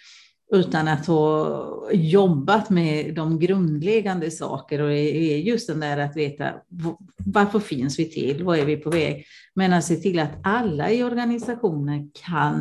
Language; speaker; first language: Swedish; non-native, fluent; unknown